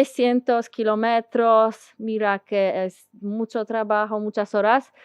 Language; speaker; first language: Spanish; non-native, learner; Polish